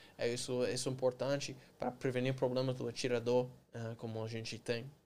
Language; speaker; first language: Portuguese; non-native, fluent; English